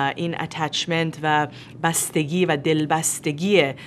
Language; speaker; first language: Persian; native; Persian